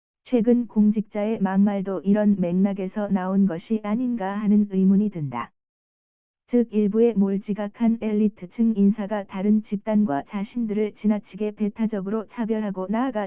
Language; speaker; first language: Korean; native; Korean